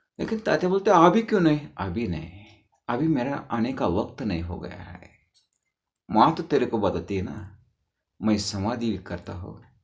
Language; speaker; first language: Hindi; non-native, local second language; Marathi